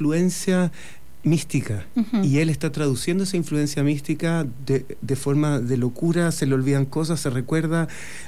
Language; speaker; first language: Spanish; native; Spanish